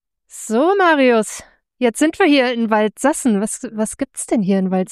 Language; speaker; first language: German; native; German